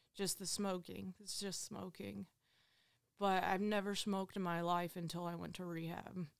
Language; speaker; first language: English; native; English